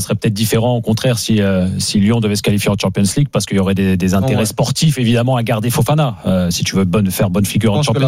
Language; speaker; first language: French; native; French